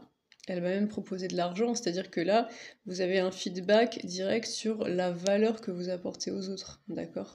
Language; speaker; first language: French; native; French